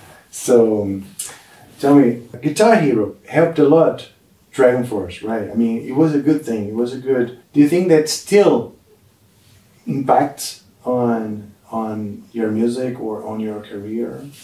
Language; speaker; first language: English; non-native, fluent; Portuguese